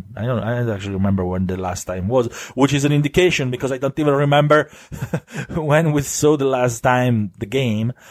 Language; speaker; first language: English; non-native, fluent; Italian